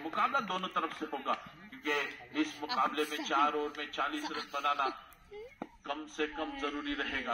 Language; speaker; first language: Hindi; non-native, local second language; Marathi